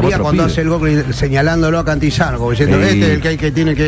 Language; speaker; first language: Spanish; native; Spanish